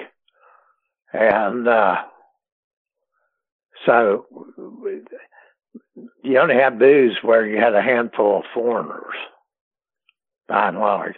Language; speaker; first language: English; native; English